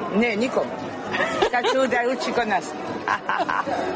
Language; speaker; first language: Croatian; non-native, learner; French